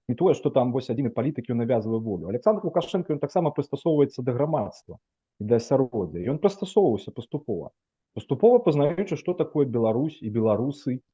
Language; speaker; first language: Belarusian; non-native, local second language; Russian